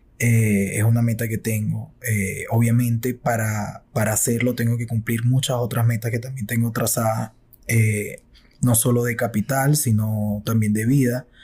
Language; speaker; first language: Spanish; native; Spanish